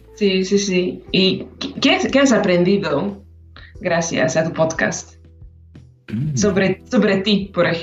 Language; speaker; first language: Spanish; non-native, fluent; Slovak